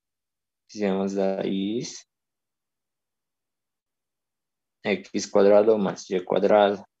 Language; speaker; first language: Spanish; native; Spanish